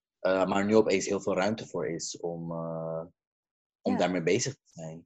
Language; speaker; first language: Dutch; early bilingual, other home language; Caribbean Hindustani